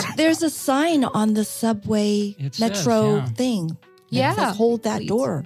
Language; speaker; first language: English; native; English